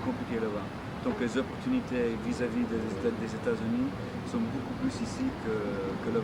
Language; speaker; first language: French; native; French